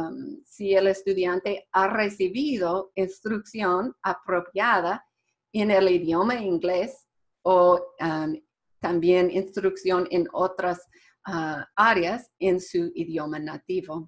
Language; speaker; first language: Spanish; non-native, fluent; English